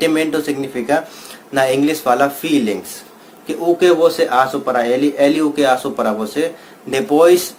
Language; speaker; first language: Portuguese; non-native, learner; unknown